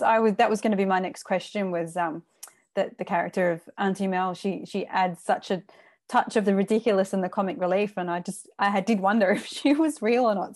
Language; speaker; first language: English; native; English